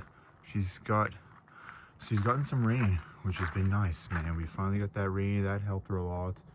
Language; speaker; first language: English; native; English